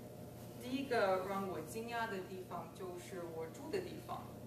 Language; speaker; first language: Chinese; non-native, fluent; English